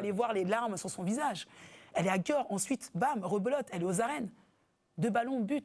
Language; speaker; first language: French; native; French